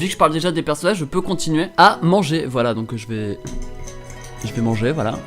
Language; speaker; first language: French; native; French